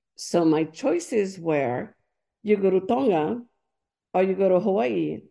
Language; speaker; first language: English; non-native, fluent; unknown